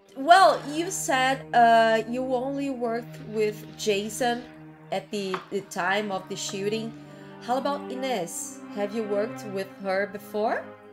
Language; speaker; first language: English; non-native, fluent; Portuguese